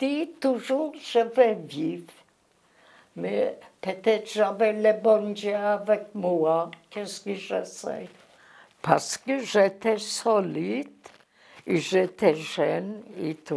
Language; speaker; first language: French; non-native, learner; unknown